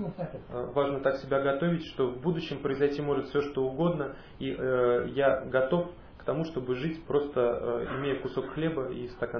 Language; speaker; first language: Russian; native; Russian